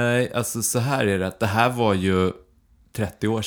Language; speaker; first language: Swedish; early bilingual, other home language; Persian